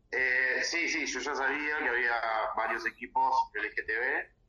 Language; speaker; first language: Spanish; native; Spanish